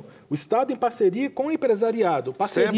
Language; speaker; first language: Portuguese; native; Portuguese